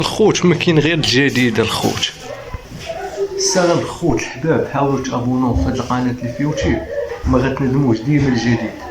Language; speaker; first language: Arabic; native; Arabic